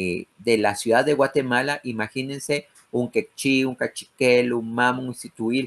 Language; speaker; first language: Spanish; native; Spanish